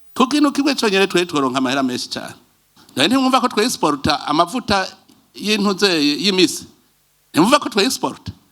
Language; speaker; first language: Rundi; native; Rundi